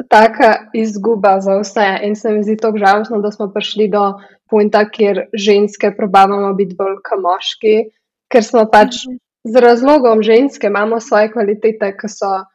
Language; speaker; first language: Slovenian; early bilingual, heritage; Slovenian